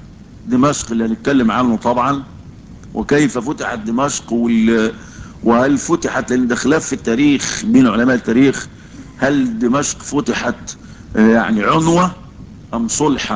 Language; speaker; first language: Arabic; native; Arabic